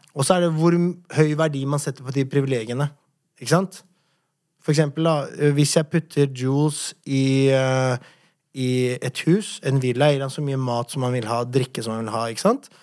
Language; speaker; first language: Norwegian; native; Norwegian